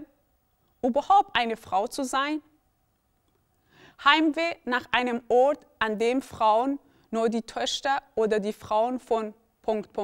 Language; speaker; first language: German; early bilingual, other home language; Persian